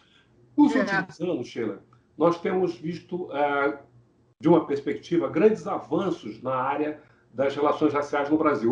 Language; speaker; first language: Portuguese; native; Portuguese